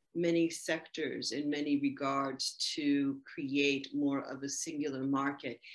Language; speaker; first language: English; native; English